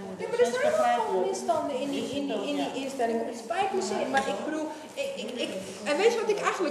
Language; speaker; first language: Dutch; native; Dutch